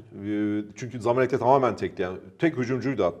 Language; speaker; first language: Turkish; native; Turkish